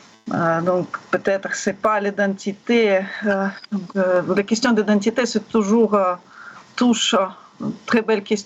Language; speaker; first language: French; non-native, learner; Russian